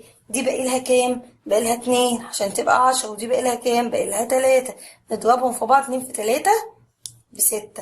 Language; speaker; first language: Arabic; native; Arabic